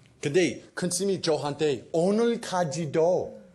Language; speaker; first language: Korean; non-native, fluent; English